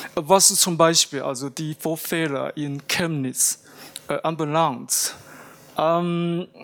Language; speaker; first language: German; non-native, fluent; Chinese